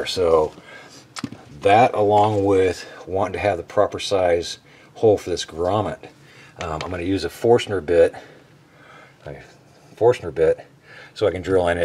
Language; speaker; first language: English; native; English